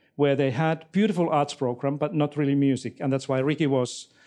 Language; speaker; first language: English; non-native, fluent; Finnish